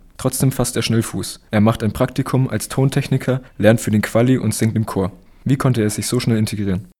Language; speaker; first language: German; native; German